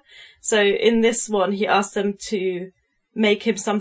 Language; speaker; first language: English; non-native, fluent; German